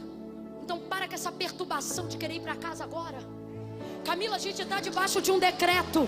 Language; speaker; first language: Portuguese; native; Portuguese